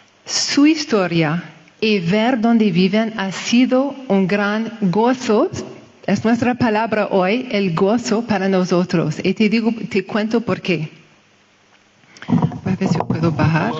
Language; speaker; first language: Spanish; non-native, fluent; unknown